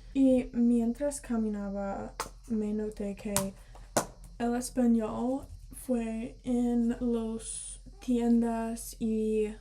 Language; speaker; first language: Spanish; early bilingual, heritage; Spanish